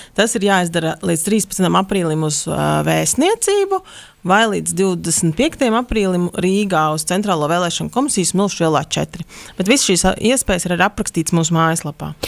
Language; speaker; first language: Latvian; native; Latvian